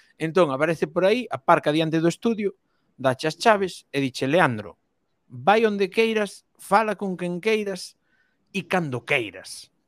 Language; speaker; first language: Galician; native; Galician